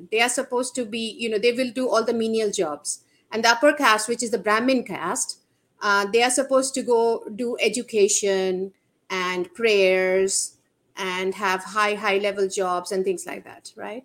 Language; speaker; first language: English; non-native, local second language; Bangla